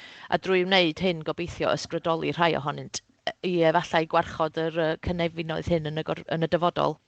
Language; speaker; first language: Welsh; native; Welsh